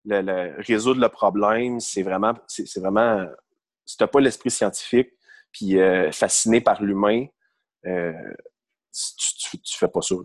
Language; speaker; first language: French; native; French